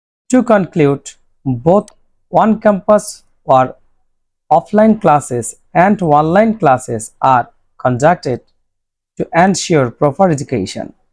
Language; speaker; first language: English; non-native, local second language; Bangla